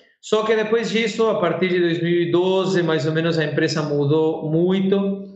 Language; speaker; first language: Portuguese; non-native, fluent; Spanish